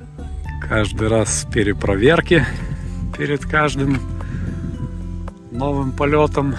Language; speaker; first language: Russian; native; Russian